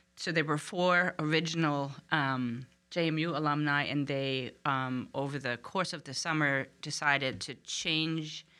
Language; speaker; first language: English; non-native, fluent; German